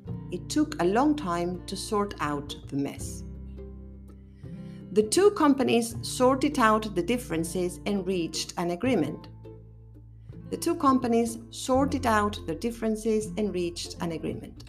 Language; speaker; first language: English; non-native, fluent; Spanish